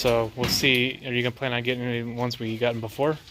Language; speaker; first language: English; native; English